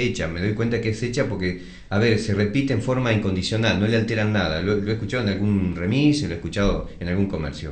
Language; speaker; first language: Spanish; native; Spanish